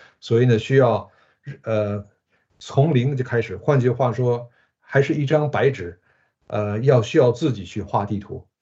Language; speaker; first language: Chinese; early bilingual, other home language; Japanese